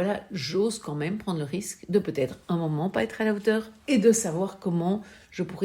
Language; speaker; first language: French; native; French